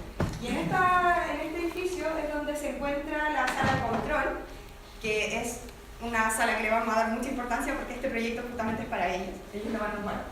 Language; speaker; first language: Spanish; native; Spanish